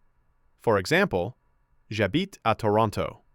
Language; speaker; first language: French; non-native, fluent; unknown